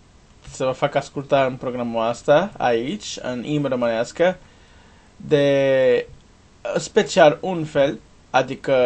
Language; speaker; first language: Romanian; non-native, learner; Portuguese